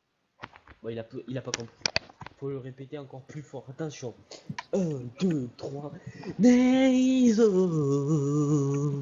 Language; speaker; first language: French; native; French